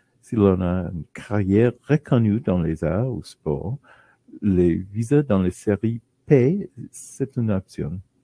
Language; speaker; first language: French; non-native, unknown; English